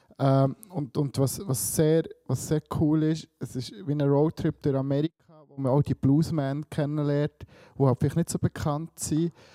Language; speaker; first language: German; early bilingual, other home language; Swiss German